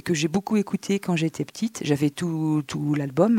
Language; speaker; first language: French; native; French